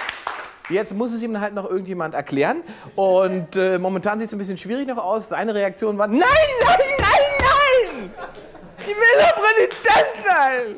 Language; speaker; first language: German; native; German